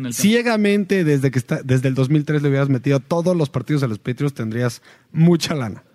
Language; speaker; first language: Spanish; native; Spanish